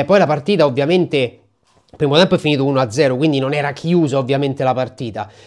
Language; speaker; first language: Italian; native; Italian